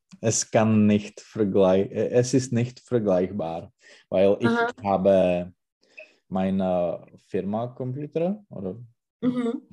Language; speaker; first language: German; non-native, learner; Czech